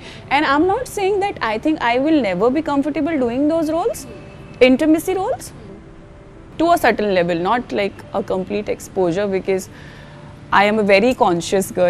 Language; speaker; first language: English; non-native, local second language; Hindi